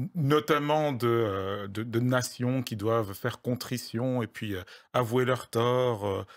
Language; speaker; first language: French; native; French